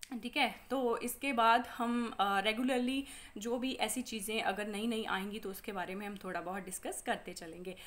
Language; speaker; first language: Hindi; non-native, local second language; Punjabi